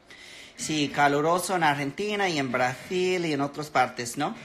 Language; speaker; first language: Spanish; non-native, learner; English